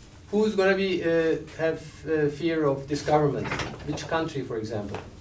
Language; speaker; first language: English; non-native, fluent; Turkish